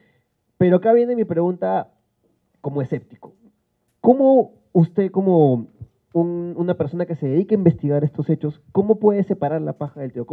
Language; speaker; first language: Spanish; native; Spanish